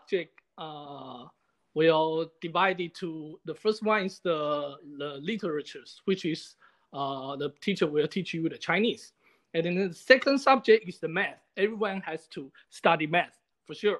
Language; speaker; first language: English; non-native, fluent; Chinese